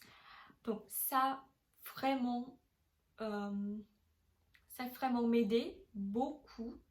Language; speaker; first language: French; non-native, learner; Indonesian